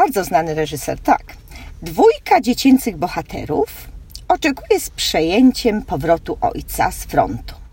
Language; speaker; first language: Polish; native; Polish